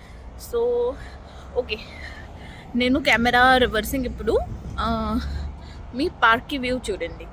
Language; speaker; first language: Telugu; non-native, learner; Marathi